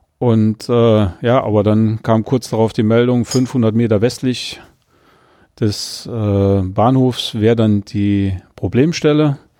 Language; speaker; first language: German; native; German